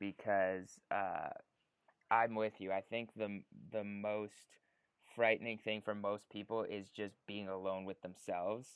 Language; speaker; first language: English; native; English